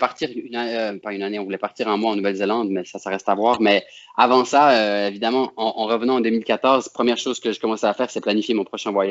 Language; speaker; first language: French; native; French